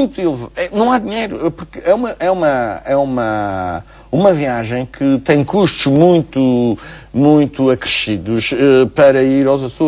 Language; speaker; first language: Portuguese; native; Portuguese